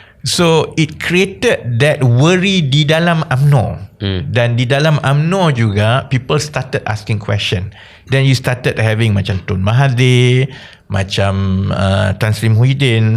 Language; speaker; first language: English; non-native, local second language; Malay